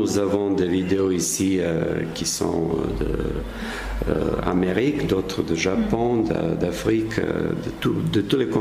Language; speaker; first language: French; non-native, fluent; Serbian